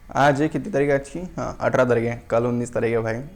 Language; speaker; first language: Hindi; non-native, local second language; Marathi